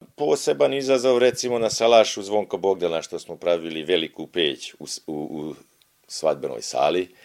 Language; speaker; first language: Bosnian; native; Bosnian